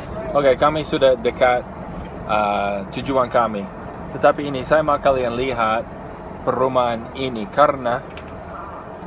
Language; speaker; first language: Indonesian; non-native, fluent; English